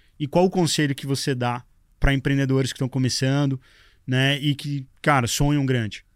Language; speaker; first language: Portuguese; native; Portuguese